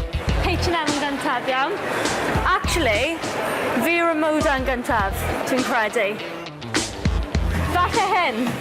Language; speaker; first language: Welsh; non-native, local second language; English